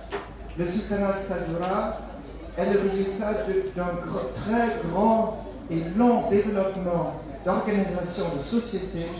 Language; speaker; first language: French; non-native, fluent; German